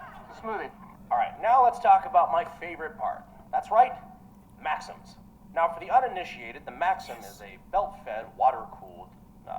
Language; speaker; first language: English; native; English